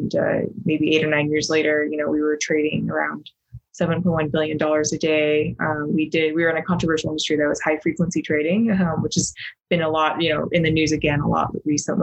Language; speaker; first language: English; native; English